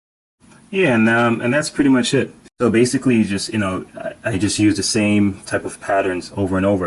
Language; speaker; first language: English; native; English